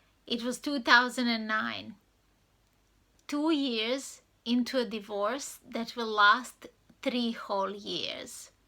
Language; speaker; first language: English; non-native, fluent; Serbian